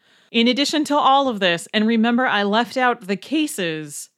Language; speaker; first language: English; native; English